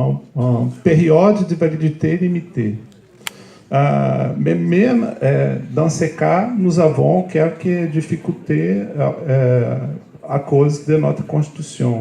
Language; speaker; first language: French; non-native, fluent; Portuguese